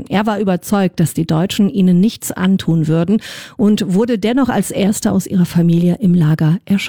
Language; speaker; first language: German; native; German